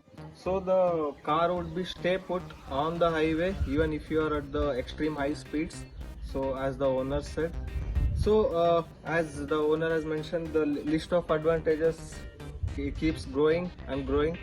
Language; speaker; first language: English; non-native, local second language; Kannada